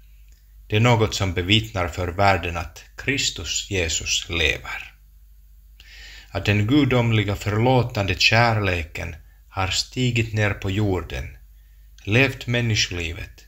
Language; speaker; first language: Swedish; non-native, local second language; Finnish